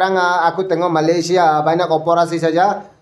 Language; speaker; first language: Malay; non-native, fluent; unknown